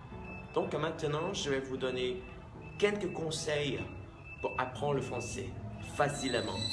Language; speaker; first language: French; non-native, fluent; Vietnamese